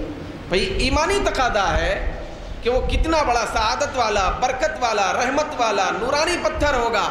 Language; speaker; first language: Urdu; native; Urdu